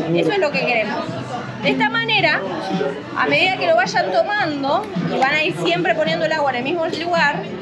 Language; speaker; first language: Spanish; native; Spanish